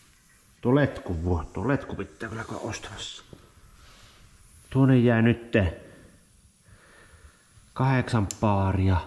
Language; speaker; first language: Finnish; native; Finnish